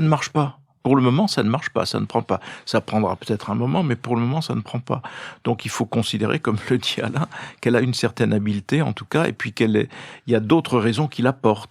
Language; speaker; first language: French; native; French